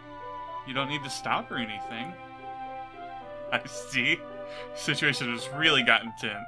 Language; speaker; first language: English; native; English